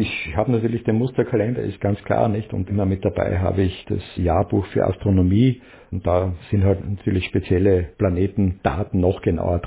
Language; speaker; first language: German; native; German